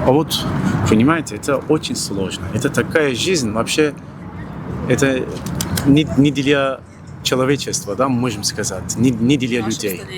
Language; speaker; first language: Russian; non-native, learner; Turkish